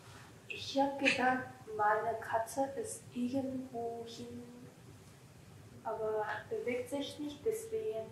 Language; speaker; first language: German; non-native, learner; Japanese